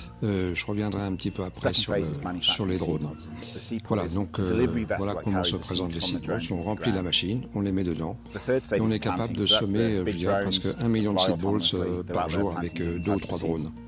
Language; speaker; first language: French; native; French